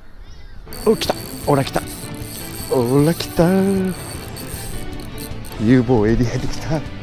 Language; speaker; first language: Japanese; native; Japanese